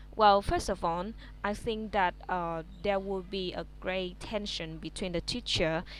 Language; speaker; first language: English; non-native, fluent; Vietnamese